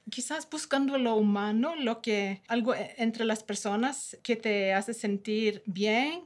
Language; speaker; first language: Spanish; non-native, fluent; Norwegian